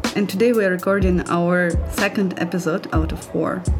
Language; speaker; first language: English; non-native, fluent; Ukrainian